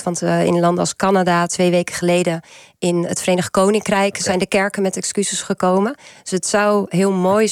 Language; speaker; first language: Dutch; native; Dutch